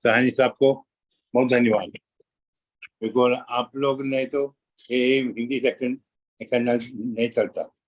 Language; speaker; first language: Hindi; non-native, local second language; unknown